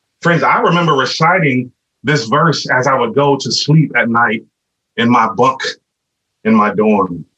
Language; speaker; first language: English; native; English